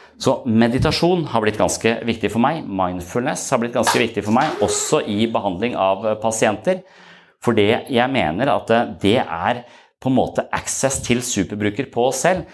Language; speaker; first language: Norwegian; native; Norwegian